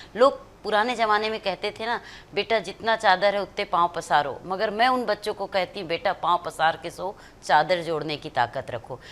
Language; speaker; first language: Hindi; native; Hindi